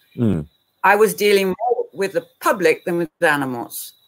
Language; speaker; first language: English; native; English